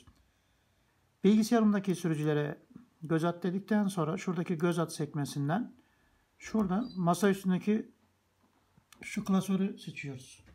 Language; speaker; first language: Turkish; native; Turkish